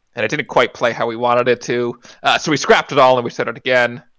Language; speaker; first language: English; native; English